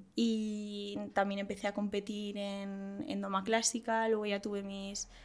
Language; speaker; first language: Spanish; native; Spanish